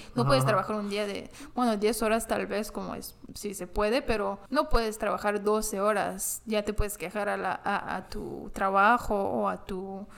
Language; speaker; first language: Spanish; non-native, fluent; English